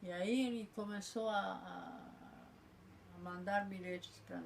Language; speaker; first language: Portuguese; non-native, fluent; Polish